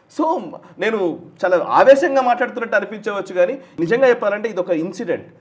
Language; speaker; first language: Telugu; native; Telugu